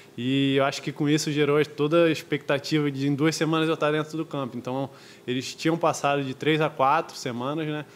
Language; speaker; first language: Portuguese; native; Portuguese